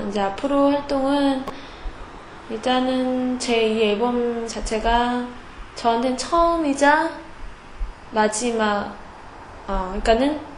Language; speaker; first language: Korean; native; Korean